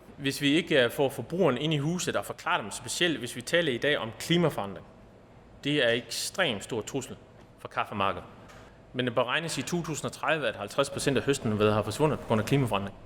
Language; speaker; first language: Danish; non-native, fluent; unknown